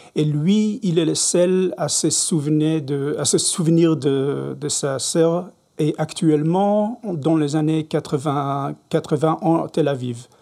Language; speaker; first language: French; non-native, learner; Hebrew